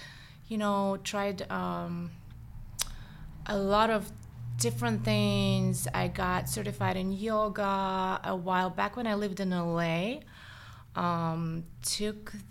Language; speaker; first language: English; non-native, fluent; Russian